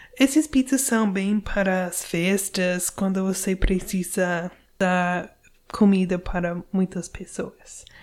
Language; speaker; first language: Portuguese; non-native, learner; English